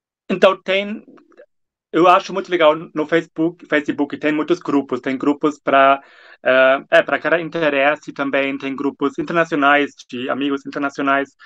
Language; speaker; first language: Portuguese; non-native, fluent; German